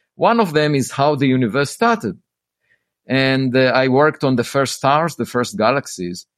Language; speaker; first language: English; non-native, fluent; Hebrew